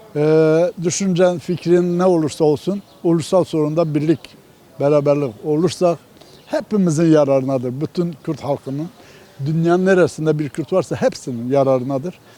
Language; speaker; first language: Turkish; non-native, local second language; Kurdish